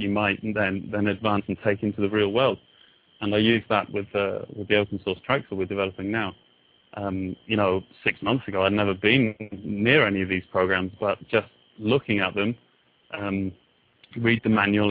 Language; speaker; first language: English; native; English